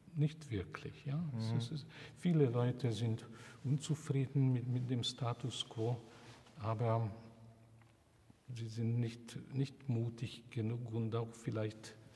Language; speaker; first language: German; non-native, fluent; Hungarian